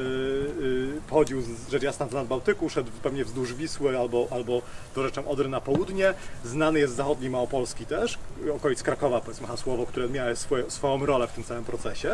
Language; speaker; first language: Polish; native; Polish